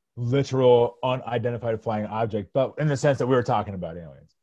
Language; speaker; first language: English; native; English